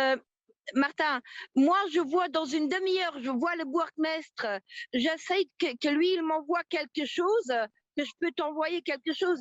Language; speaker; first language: French; non-native, local second language; Luxembourgish